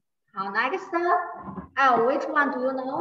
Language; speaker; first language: English; non-native, learner; Chinese